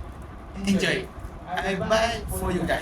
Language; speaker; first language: English; non-native, learner; Malay